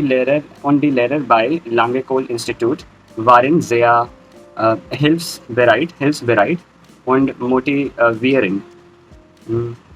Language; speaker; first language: German; non-native, learner; Hindi